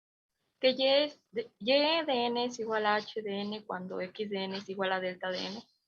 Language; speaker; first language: Spanish; native; Spanish